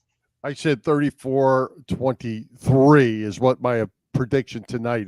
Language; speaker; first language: English; native; English